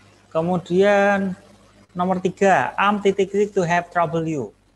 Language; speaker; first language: English; non-native, fluent; Indonesian